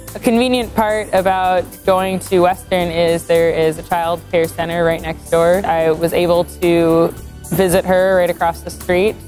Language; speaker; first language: English; native; English